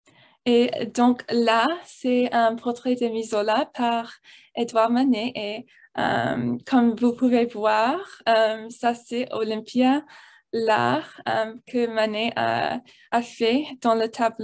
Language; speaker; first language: French; non-native, learner; English